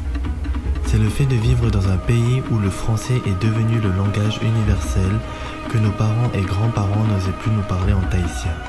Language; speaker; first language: French; native; French